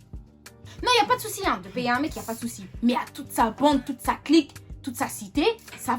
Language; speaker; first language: French; native; French